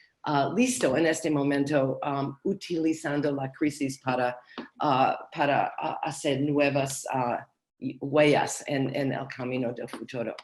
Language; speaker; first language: Spanish; non-native, learner; English